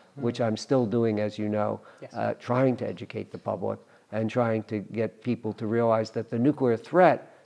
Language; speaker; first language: English; native; English